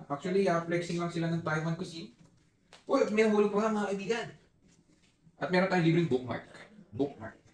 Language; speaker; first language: Filipino; native; Filipino